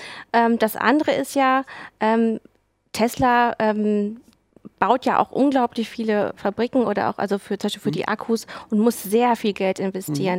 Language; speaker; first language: German; native; German